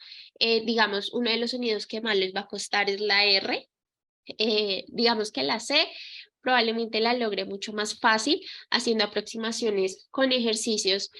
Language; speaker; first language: Spanish; native; Spanish